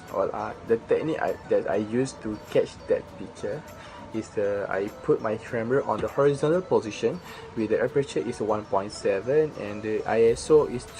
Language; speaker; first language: English; non-native, learner; Malay